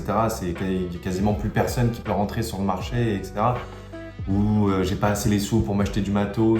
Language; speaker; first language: French; native; French